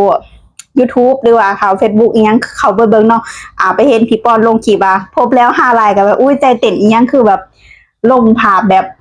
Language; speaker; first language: Thai; non-native, local second language; Lao